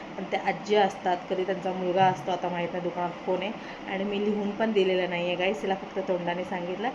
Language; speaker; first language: Marathi; non-native, local second language; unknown